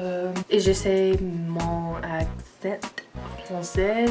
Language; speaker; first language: French; non-native, learner; English